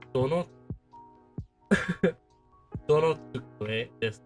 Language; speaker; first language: Japanese; non-native, learner; English